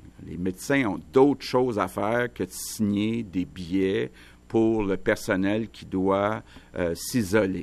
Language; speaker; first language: French; native; French